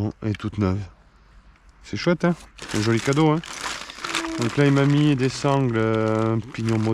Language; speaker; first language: French; native; French